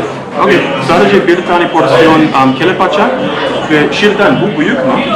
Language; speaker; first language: Turkish; non-native, learner; English